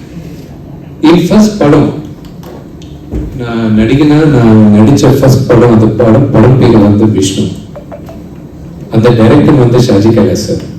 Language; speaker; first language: Tamil; non-native, local second language; Telugu